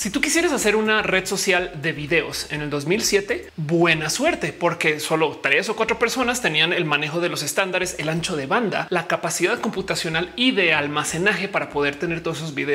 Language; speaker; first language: Spanish; native; Spanish